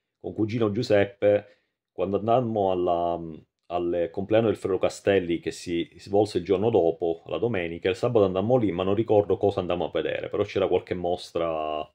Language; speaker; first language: Italian; native; Italian